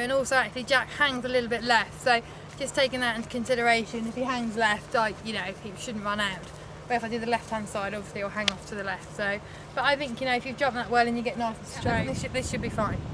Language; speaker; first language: English; native; English